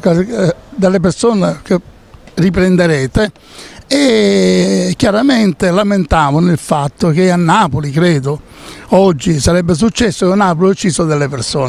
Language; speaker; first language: Italian; native; Italian